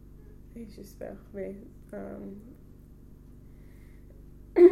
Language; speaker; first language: French; non-native, learner; English